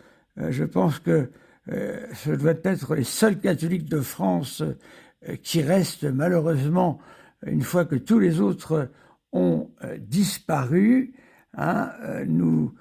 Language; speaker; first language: French; native; French